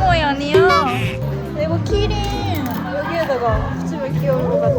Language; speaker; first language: Korean; non-native, fluent; Japanese